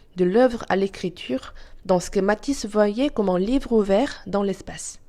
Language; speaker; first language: French; non-native, fluent; Korean